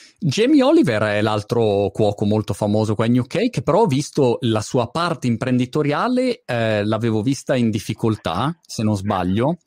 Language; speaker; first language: Italian; native; Italian